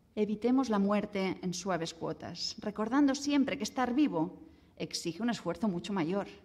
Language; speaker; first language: Spanish; non-native, local second language; Catalan